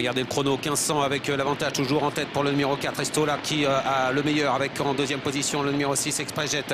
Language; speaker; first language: French; native; French